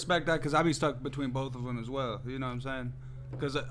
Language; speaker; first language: English; native; English